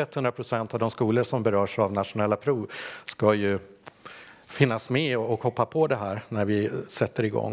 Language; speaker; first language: Swedish; native; Swedish